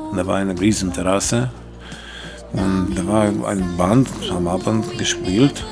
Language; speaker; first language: German; non-native, fluent; Romanian